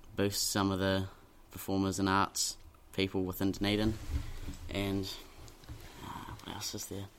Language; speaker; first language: English; native; English